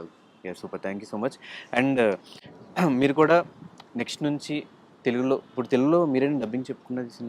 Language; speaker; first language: Telugu; native; Telugu